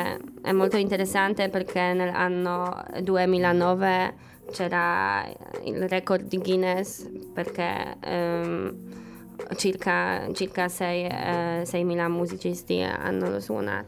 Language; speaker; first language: Italian; non-native, fluent; Polish